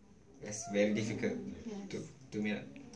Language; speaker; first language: English; non-native, learner; Malay